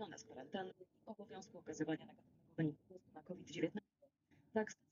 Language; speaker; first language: Polish; native; Polish